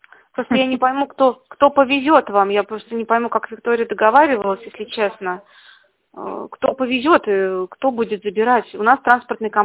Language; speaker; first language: Russian; native; Russian